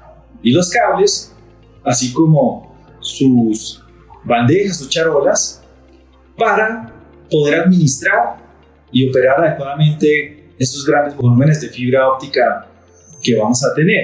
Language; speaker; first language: Spanish; native; Spanish